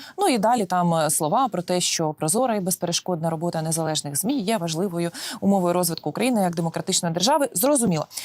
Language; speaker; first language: Ukrainian; native; Ukrainian